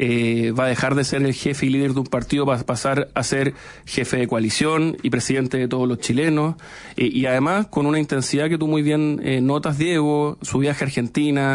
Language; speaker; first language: Spanish; native; Spanish